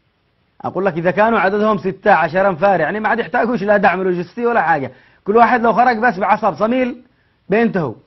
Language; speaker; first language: Arabic; native; Arabic